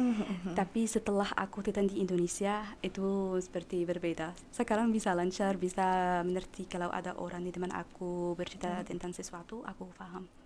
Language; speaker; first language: Indonesian; non-native, learner; Arabic